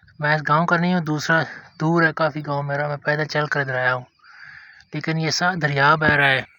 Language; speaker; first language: Urdu; non-native, local second language; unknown